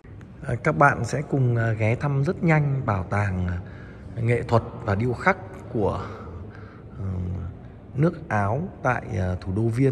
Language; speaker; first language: Vietnamese; native; Vietnamese